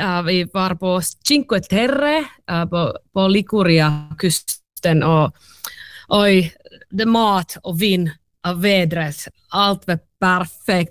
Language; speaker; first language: Swedish; non-native, learner; Finnish